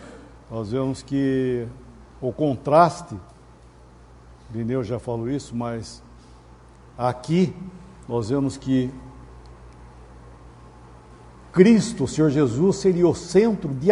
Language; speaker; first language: Portuguese; native; Portuguese